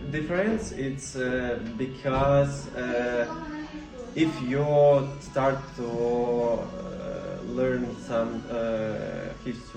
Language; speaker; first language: English; non-native, learner; Ukrainian